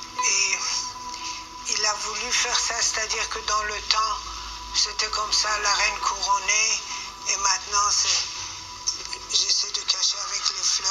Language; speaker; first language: French; non-native, fluent; Persian